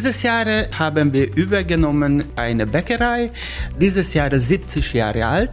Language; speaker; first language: German; non-native, learner; Hungarian